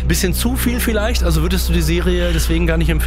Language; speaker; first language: German; native; German